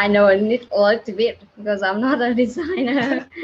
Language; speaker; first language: English; non-native, learner; Vietnamese